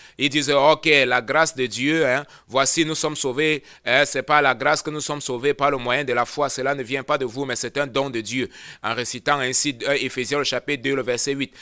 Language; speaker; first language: French; non-native, local second language; Lingala